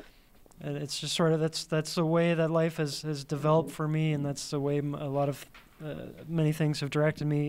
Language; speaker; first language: English; native; English